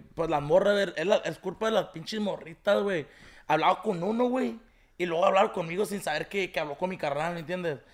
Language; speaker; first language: Spanish; early bilingual, heritage; Spanish